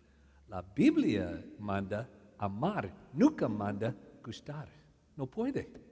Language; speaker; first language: Spanish; non-native, learner; English